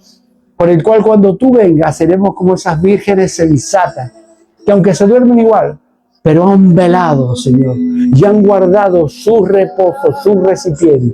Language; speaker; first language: Spanish; native; Spanish